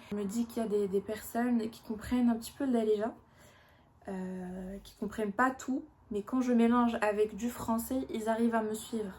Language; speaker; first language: French; non-native, local second language; Arabic